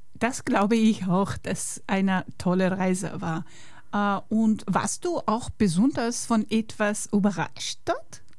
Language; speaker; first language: German; non-native, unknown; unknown